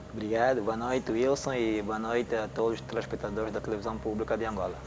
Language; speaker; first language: Portuguese; native; Portuguese